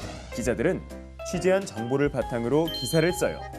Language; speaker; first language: Korean; native; Korean